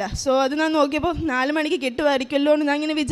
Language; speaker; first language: Malayalam; early bilingual, heritage; Malayalam